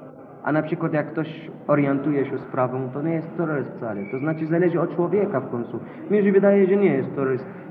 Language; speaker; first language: Polish; non-native, learner; Arabic